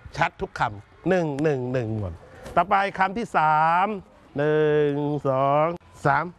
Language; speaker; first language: Thai; native; Thai